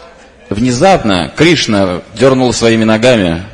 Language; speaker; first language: Russian; native; Russian